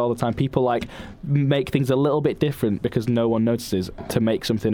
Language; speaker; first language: English; native; English